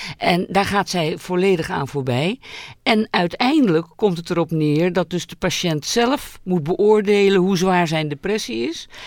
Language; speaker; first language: Dutch; native; Dutch